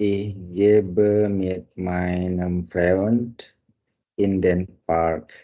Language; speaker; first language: German; non-native, learner; Indonesian